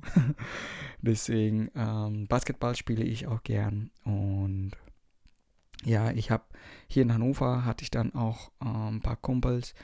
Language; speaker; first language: German; non-native, fluent; Indonesian